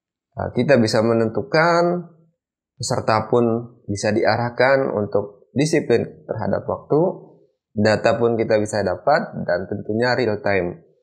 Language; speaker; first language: Indonesian; native; Indonesian